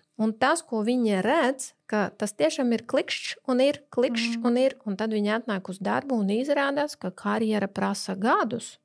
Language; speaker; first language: Latvian; non-native, local second language; Russian